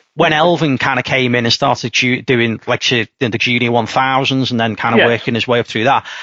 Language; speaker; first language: English; native; English